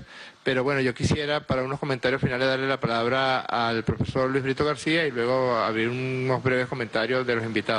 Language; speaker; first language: Spanish; native; Spanish